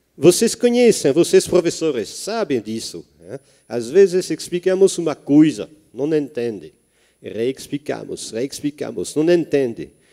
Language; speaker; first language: Portuguese; non-native, fluent; French